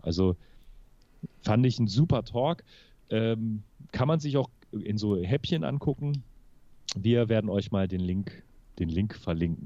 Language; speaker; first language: German; native; German